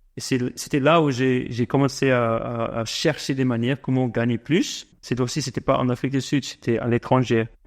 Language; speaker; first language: French; non-native, fluent; English